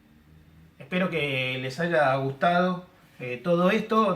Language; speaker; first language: Spanish; native; Spanish